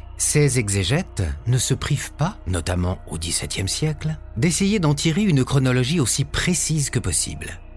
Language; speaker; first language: French; native; French